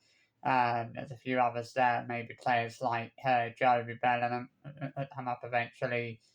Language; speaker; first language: English; native; English